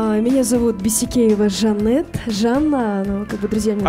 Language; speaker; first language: Russian; native; Russian